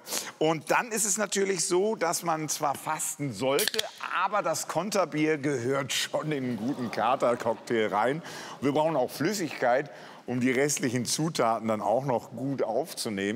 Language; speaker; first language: German; native; German